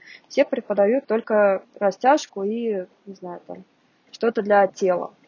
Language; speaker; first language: Russian; native; Russian